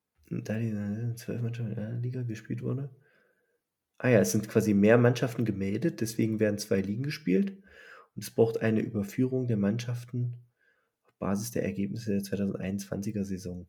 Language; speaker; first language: German; native; German